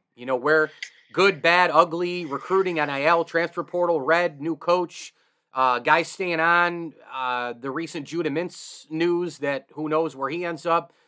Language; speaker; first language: English; native; English